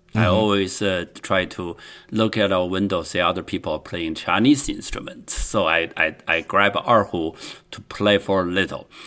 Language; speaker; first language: English; non-native, fluent; Chinese